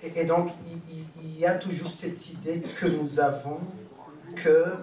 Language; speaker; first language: French; non-native, local second language; Swahili